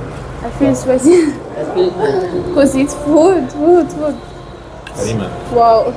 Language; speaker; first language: English; non-native, local second language; Arabic